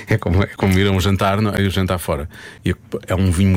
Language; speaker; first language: Portuguese; native; Portuguese